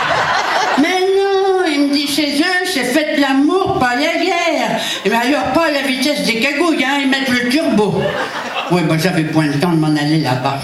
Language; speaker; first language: French; native; French